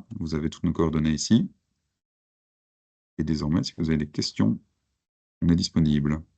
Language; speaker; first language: French; native; French